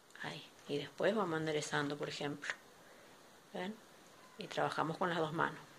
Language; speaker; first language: Spanish; native; Spanish